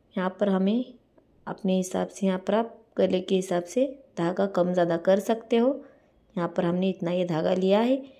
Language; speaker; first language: Hindi; native; Hindi